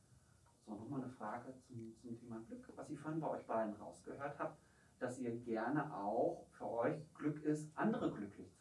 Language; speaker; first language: German; native; German